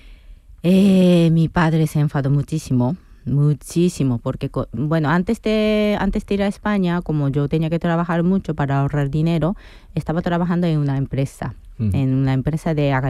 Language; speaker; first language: Spanish; non-native, fluent; Japanese